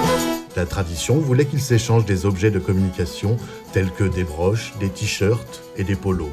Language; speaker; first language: French; native; French